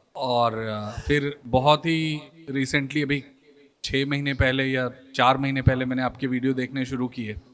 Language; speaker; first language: Hindi; native; Hindi